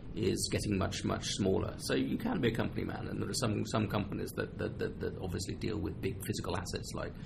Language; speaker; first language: English; native; English